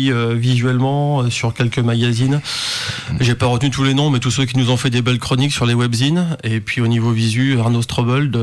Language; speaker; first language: French; native; French